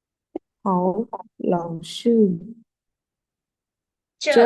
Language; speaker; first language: Chinese; non-native, learner; Lao